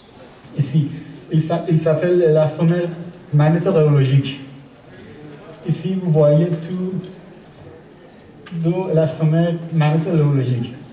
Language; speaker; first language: French; non-native, learner; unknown